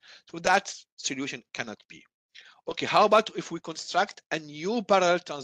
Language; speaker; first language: English; non-native, fluent; Arabic